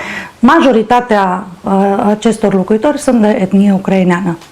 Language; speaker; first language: Romanian; non-native, local second language; Ukrainian